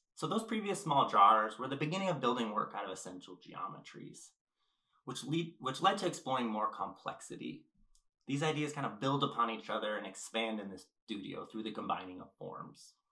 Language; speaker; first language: English; native; English